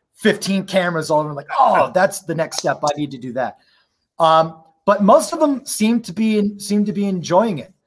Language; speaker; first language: English; native; English